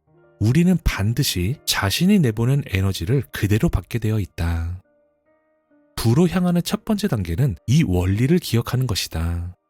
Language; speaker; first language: Korean; native; Korean